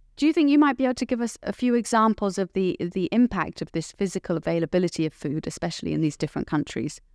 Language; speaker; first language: English; native; English